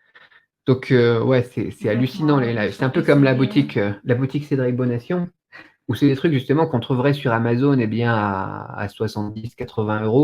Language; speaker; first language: French; native; French